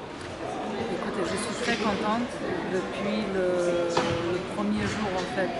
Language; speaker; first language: French; non-native, fluent; Serbian